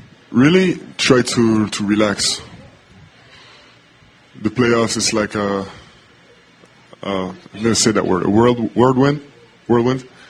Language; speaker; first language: English; non-native, fluent; French